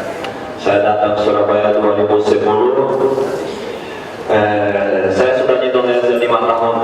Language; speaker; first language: Indonesian; non-native, fluent; Portuguese